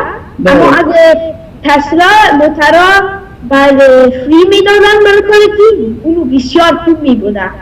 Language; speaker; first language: Persian; early bilingual, heritage; Persian